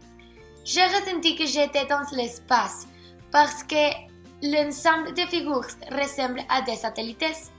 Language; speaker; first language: French; non-native, learner; Spanish